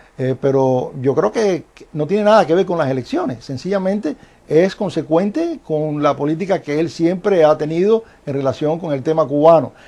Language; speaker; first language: Spanish; native; Spanish